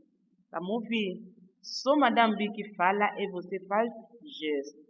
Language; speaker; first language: Portuguese; non-native, learner; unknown